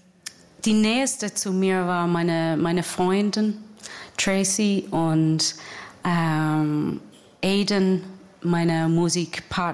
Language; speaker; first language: German; non-native, learner; English